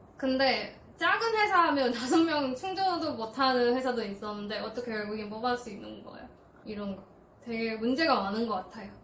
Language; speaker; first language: Korean; non-native, fluent; Chinese